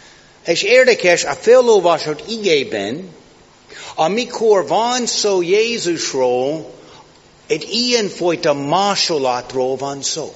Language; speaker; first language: Hungarian; non-native, fluent; English